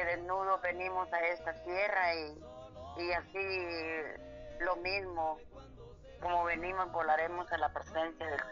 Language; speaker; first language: Spanish; native; Spanish